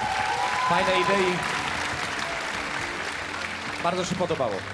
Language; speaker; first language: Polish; non-native, learner; Slovak